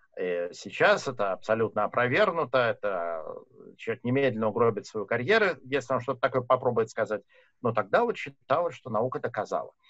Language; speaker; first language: Russian; native; Russian